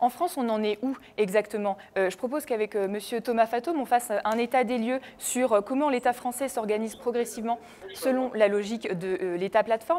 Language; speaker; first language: French; native; French